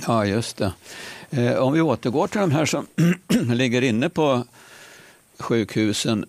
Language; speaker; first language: Swedish; native; Swedish